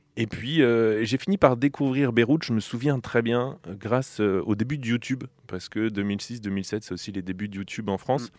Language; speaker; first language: French; native; French